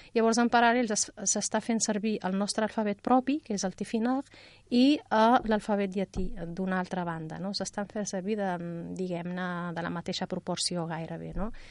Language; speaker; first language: Catalan; non-native, fluent; Riffian